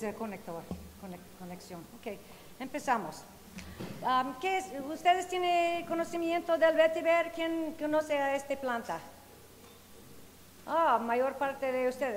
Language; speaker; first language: Spanish; non-native, fluent; English